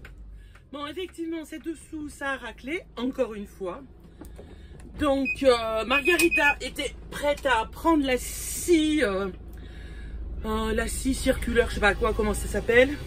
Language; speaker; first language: French; native; French